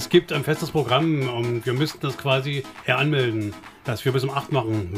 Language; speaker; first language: German; native; German